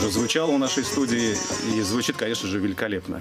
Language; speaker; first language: Russian; native; Russian